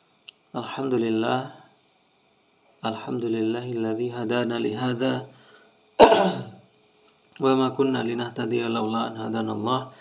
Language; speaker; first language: Arabic; non-native, fluent; Indonesian